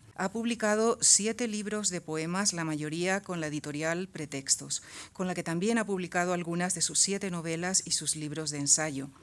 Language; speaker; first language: Spanish; native; Spanish